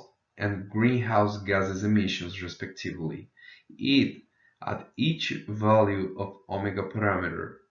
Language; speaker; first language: English; non-native, fluent; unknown